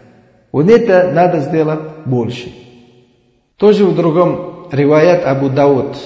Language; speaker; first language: Russian; non-native, learner; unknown